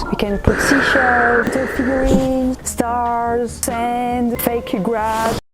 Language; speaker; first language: English; non-native, fluent; French